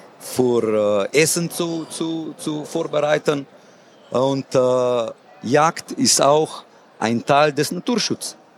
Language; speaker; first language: German; non-native, learner; Slovenian